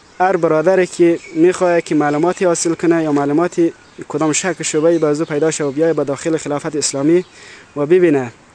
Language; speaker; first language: Persian; native; Persian